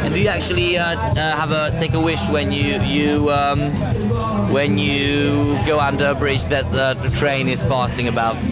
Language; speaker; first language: English; non-native, fluent; Hungarian